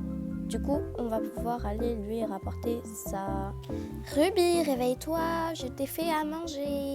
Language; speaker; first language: French; native; French